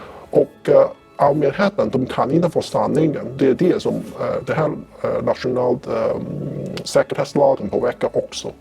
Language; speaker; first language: Swedish; non-native, fluent; Cantonese